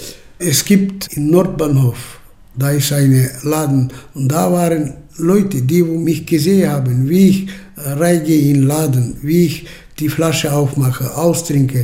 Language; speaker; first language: German; early bilingual, heritage; German